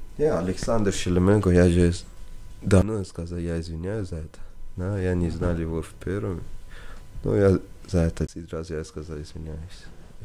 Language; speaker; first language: Russian; non-native, learner; Persian